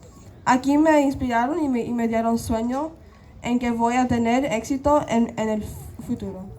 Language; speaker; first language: Spanish; non-native, local second language; English